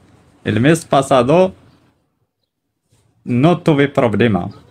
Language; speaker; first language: Spanish; non-native, learner; Arabic